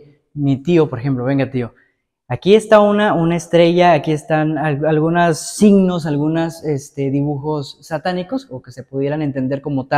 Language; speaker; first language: Spanish; native; Spanish